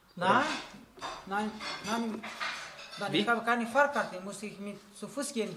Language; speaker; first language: German; non-native, learner; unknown